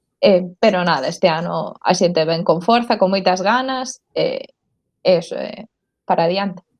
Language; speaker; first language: Galician; non-native, local second language; Spanish